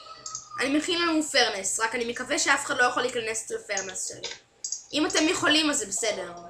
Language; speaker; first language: Hebrew; native; Hebrew